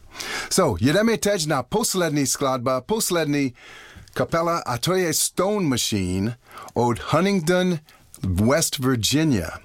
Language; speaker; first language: Czech; non-native, learner; English